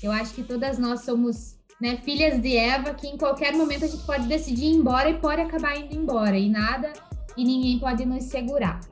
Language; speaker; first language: Portuguese; native; Portuguese